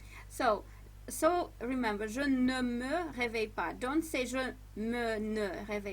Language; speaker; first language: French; non-native, fluent; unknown